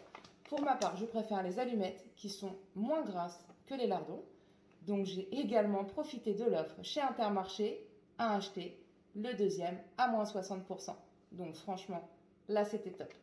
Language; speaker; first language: French; native; French